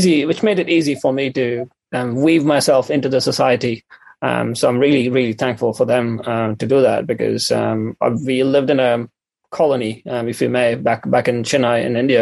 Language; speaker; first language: English; non-native, local second language; Tamil